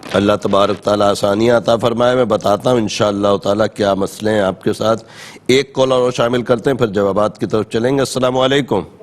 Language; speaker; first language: Urdu; native; Urdu